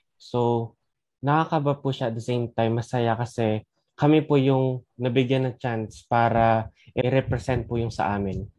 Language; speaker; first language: Filipino; non-native, local second language; Pampanga